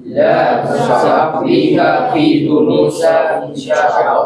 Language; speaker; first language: Arabic; non-native, learner; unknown